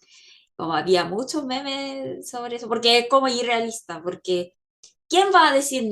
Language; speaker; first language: Spanish; non-native, fluent; Korean